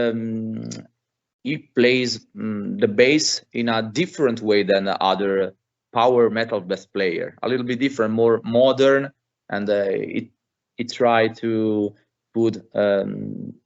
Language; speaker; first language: English; non-native, fluent; Italian